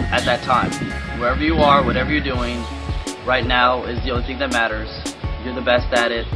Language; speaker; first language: English; native; English